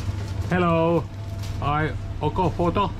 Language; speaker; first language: English; non-native, learner; Finnish